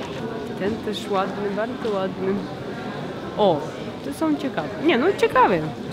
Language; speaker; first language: Polish; non-native, fluent; Russian